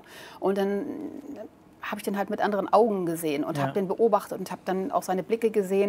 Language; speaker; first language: German; native; German